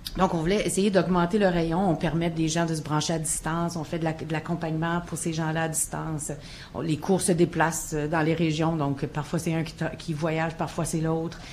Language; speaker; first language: French; native; French